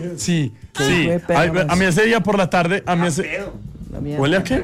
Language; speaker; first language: Spanish; native; Spanish